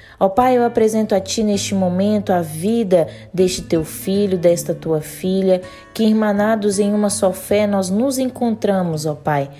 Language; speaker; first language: Portuguese; native; Portuguese